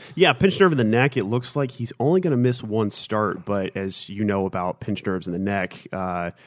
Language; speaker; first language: English; native; English